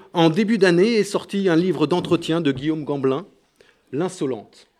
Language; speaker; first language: French; native; French